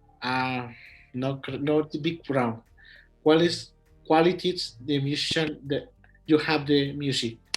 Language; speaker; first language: English; non-native, learner; Spanish